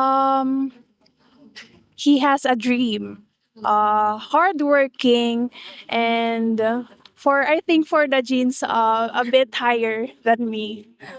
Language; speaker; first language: English; non-native, local second language; Bikol